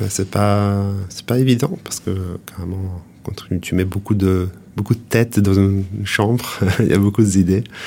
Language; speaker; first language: French; non-native, fluent; Italian